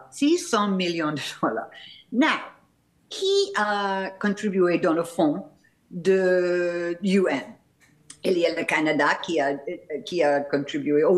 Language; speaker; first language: French; non-native, fluent; English